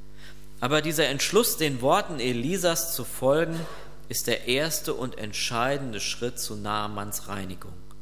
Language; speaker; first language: German; native; German